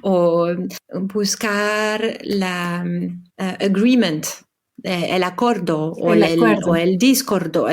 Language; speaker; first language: Spanish; non-native, fluent; French